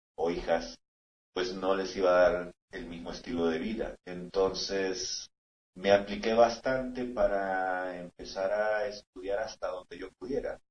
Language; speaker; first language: Spanish; native; Spanish